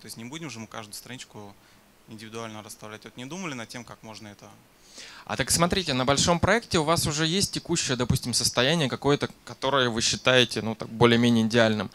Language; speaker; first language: Russian; native; Russian